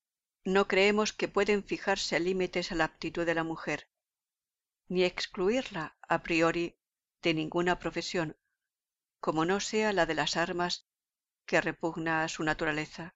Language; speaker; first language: Spanish; native; Spanish